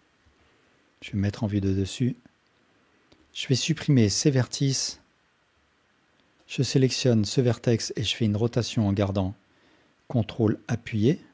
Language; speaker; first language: French; native; French